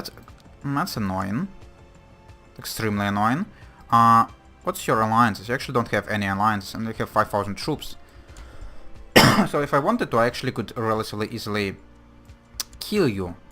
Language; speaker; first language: English; non-native, fluent; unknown